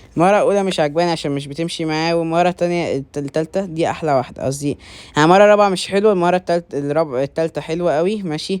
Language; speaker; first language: Arabic; native; Arabic